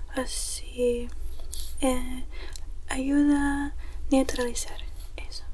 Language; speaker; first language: Spanish; non-native, learner; English